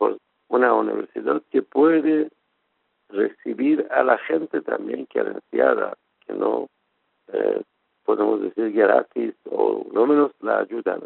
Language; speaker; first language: Spanish; non-native, fluent; Persian